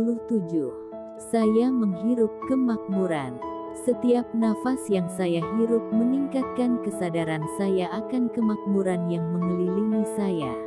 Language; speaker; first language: Indonesian; native; Indonesian